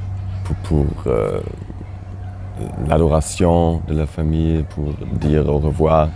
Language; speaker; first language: French; non-native, fluent; German